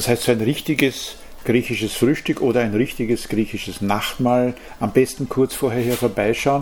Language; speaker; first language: German; native; German